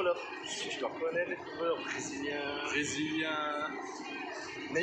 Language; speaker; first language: French; native; French